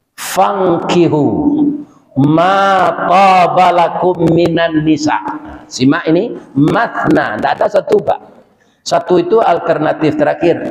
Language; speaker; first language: Malay; non-native, local second language; Minangkabau